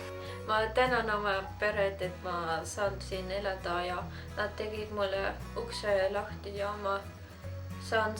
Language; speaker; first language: Estonian; non-native, fluent; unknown